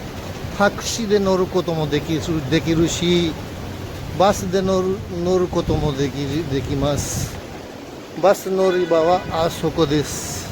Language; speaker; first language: Japanese; non-native, fluent; Urdu